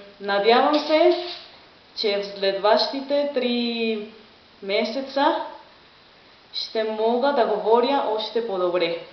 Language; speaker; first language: Bulgarian; non-native, learner; Spanish